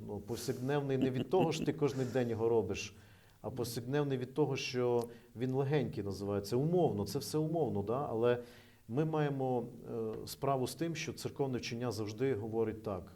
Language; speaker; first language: Ukrainian; native; Ukrainian